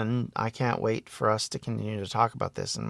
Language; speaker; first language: English; native; English